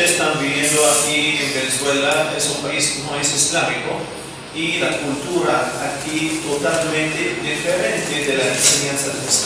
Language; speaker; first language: Spanish; non-native, fluent; Arabic